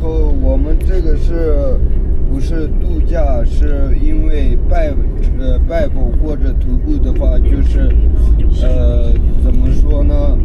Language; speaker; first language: Chinese; non-native, local second language; Tibetan